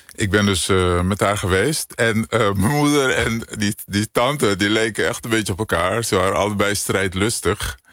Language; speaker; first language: Dutch; native; Dutch